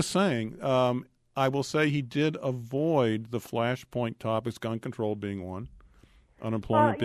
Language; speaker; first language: English; native; English